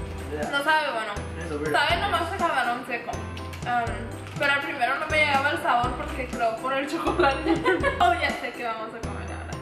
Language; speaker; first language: Spanish; early bilingual, other home language; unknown